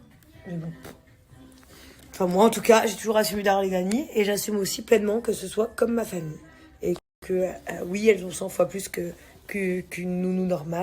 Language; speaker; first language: French; native; French